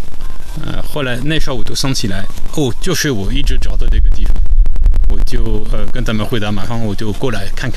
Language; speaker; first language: Chinese; non-native, fluent; French